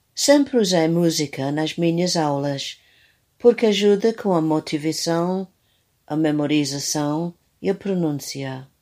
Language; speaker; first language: Portuguese; non-native, fluent; English